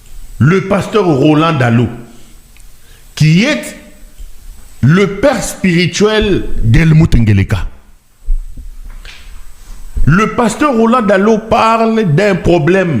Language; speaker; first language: French; non-native, local second language; Lingala